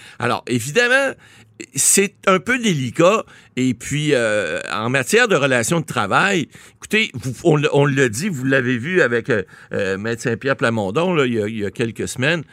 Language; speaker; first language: French; native; French